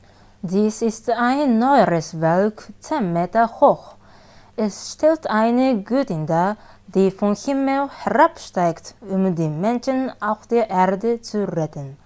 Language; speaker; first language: German; non-native, learner; Japanese